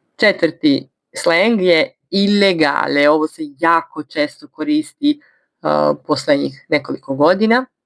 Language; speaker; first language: Bosnian; early bilingual, heritage; Bosnian